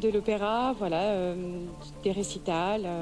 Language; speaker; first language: French; native; French